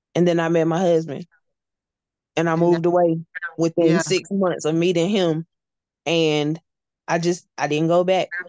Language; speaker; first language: English; native; English